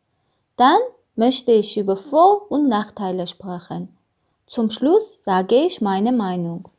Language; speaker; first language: German; non-native, learner; Armenian